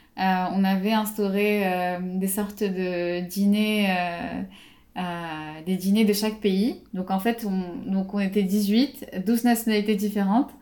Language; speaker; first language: French; non-native, local second language; Arabic